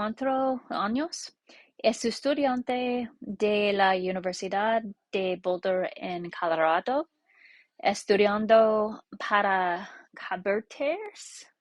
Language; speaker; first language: Spanish; non-native, learner; English